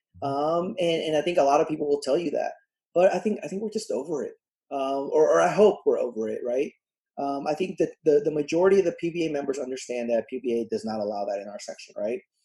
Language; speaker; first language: English; early bilingual, other home language; Spanish